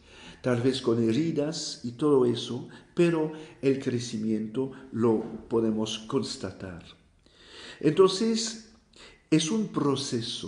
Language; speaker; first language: Spanish; non-native, fluent; French